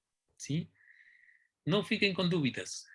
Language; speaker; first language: Portuguese; non-native, fluent; Spanish